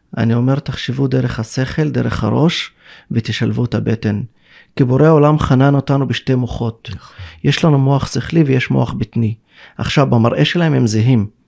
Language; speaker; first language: Hebrew; non-native, local second language; Arabic